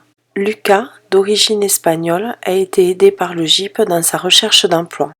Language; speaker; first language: French; native; French